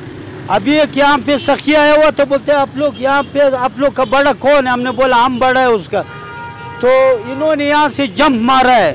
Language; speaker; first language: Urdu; non-native, local second language; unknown